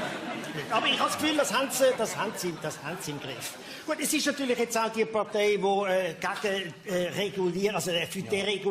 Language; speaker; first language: German; native; German